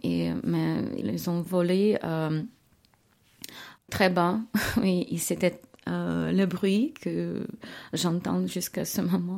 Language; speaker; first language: French; non-native, learner; Ukrainian